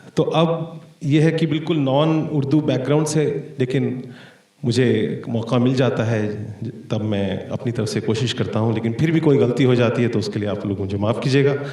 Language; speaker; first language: Hindi; native; Hindi